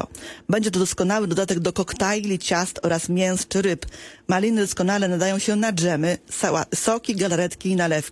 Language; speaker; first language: Polish; native; Polish